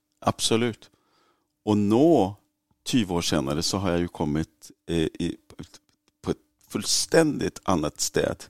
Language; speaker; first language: Swedish; native; Swedish